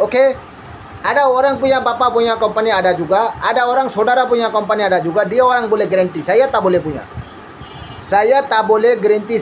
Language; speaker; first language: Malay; non-native, learner; Bangla